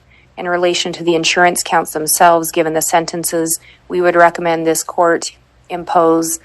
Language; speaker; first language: English; native; English